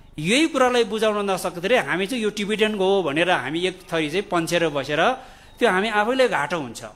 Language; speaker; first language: Nepali; non-native, local second language; Gurung